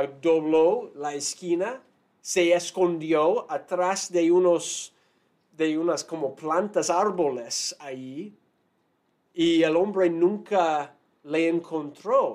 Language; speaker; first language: Spanish; non-native, fluent; English